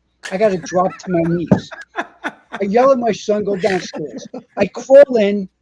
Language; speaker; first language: English; native; English